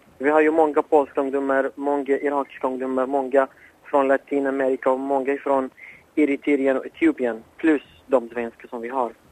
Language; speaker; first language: Swedish; non-native, fluent; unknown